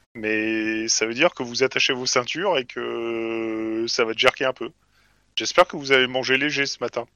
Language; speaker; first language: French; native; French